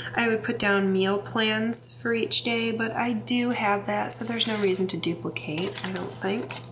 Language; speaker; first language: English; native; English